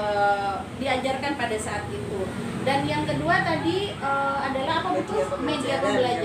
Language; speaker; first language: Indonesian; native; Indonesian